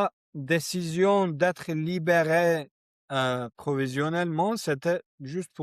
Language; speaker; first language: French; non-native, learner; Kurdish